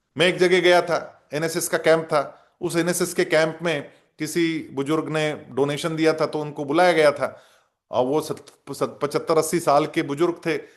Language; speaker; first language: Hindi; non-native, local second language; Marathi